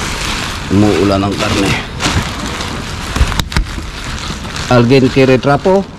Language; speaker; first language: Spanish; non-native, learner; Filipino